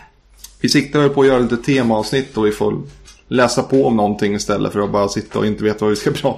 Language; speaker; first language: Swedish; native; Swedish